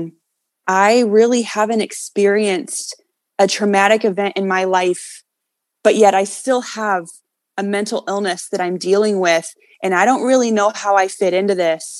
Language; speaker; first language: English; native; English